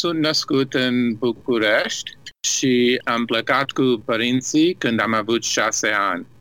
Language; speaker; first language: Romanian; early bilingual, heritage; Romanian